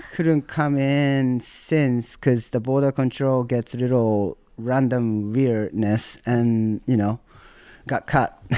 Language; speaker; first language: English; non-native, learner; Japanese